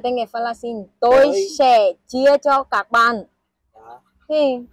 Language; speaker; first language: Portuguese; non-native, learner; Vietnamese